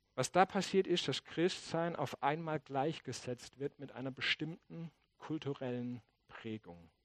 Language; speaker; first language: German; native; German